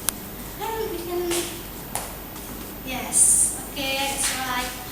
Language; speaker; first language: English; non-native, learner; Indonesian